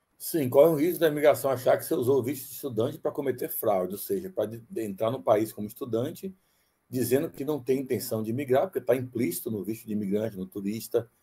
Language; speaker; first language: Portuguese; native; Portuguese